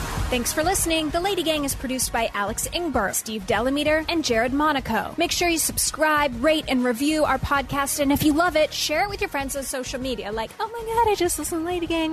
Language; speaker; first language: English; native; English